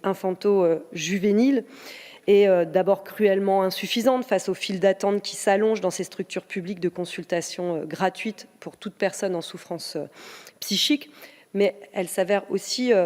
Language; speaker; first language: French; native; French